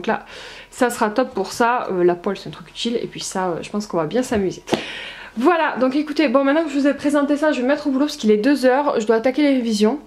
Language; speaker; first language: French; native; French